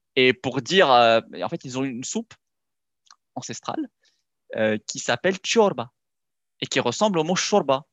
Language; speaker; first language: French; non-native, local second language; Arabic